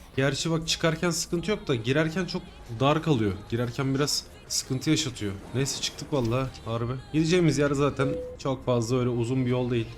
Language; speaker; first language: Turkish; native; Turkish